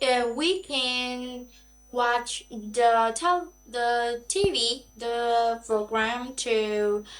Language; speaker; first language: English; non-native, learner; Vietnamese